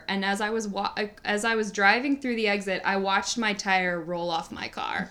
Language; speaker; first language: English; native; English